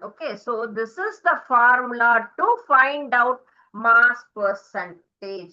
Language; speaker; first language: English; non-native, local second language; Tamil